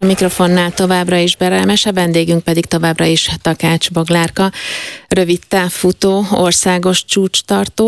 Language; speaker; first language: Hungarian; native; Hungarian